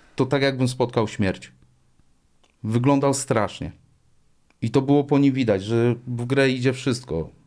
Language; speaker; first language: Polish; native; Polish